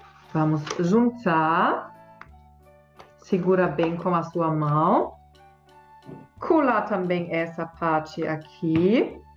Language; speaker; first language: Portuguese; non-native, fluent; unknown